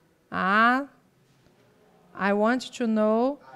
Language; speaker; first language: English; non-native, fluent; Portuguese